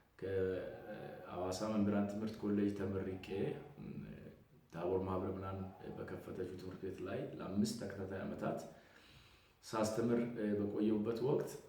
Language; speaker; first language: Amharic; non-native, local second language; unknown